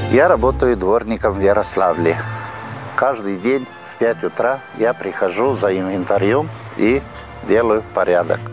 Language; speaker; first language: Russian; non-native, local second language; Romanian